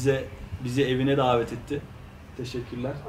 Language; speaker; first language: Turkish; native; Turkish